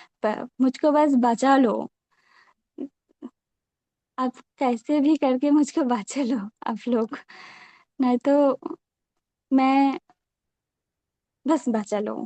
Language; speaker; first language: Hindi; non-native, local second language; Bangla